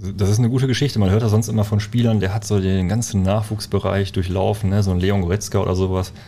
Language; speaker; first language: German; native; German